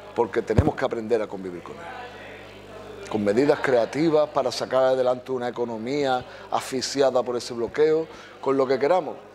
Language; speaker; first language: Spanish; native; Spanish